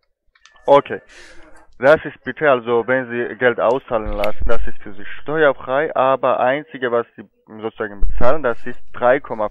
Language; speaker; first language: German; non-native, fluent; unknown